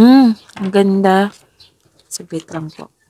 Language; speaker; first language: Filipino; native; Filipino